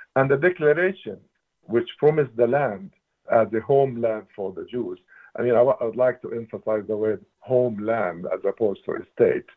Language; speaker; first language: English; non-native, fluent; Arabic